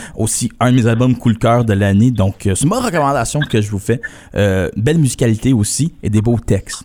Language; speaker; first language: French; native; French